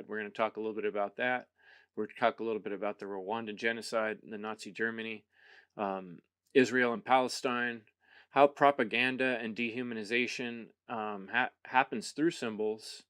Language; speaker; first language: English; native; English